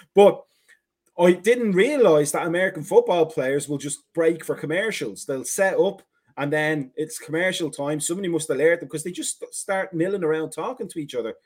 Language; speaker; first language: English; native; English